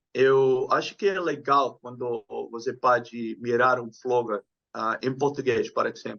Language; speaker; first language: Portuguese; non-native, learner; Dutch